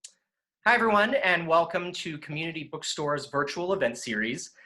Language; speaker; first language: English; native; English